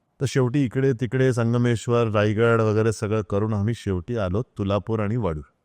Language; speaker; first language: Marathi; non-native, local second language; Hindi